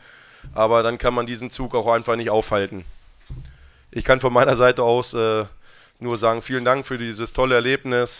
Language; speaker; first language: German; native; German